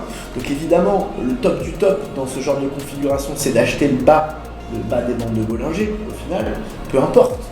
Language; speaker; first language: French; native; French